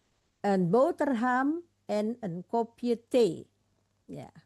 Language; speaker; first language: Dutch; non-native, fluent; Indonesian